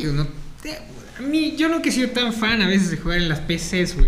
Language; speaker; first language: Spanish; native; Spanish